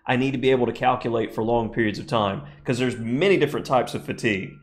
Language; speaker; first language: English; native; English